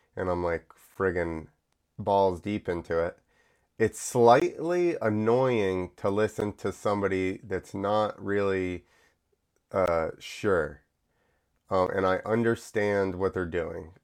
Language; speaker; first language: English; early bilingual, other home language; Italian